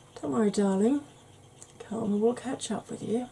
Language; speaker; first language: English; native; English